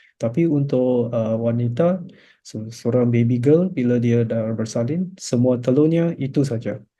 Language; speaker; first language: Malay; non-native, local second language; Chinese